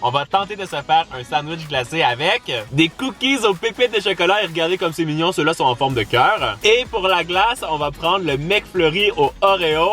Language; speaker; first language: French; native; French